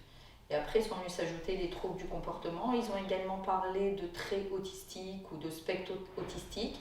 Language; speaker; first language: French; native; French